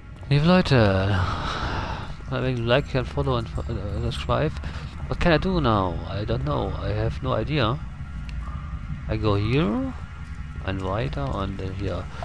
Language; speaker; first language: English; non-native, learner; German